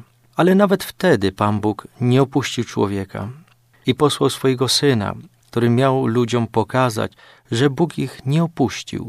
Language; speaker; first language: Polish; native; Polish